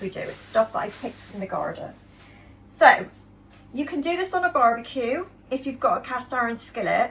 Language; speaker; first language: English; native; English